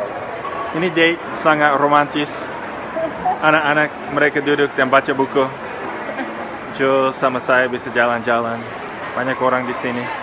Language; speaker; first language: Indonesian; non-native, fluent; English